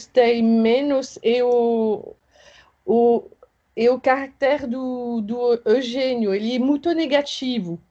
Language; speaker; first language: Portuguese; non-native, fluent; French